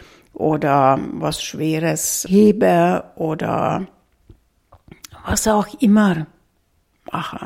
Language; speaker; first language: German; non-native, fluent; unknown